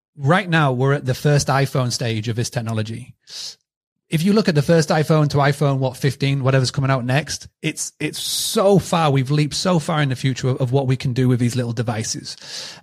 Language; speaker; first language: English; native; English